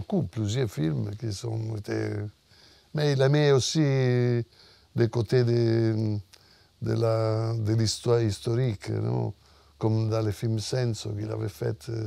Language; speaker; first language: French; non-native, fluent; Italian